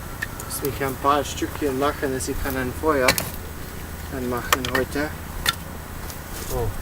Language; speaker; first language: German; non-native, learner; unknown